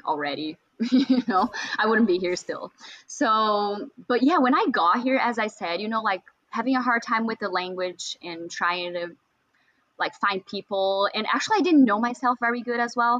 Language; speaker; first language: English; non-native, fluent; Portuguese